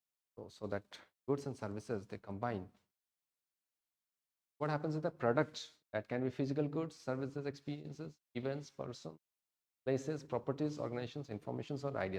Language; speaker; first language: English; non-native, local second language; Odia